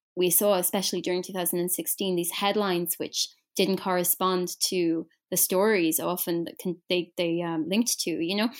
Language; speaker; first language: English; native; English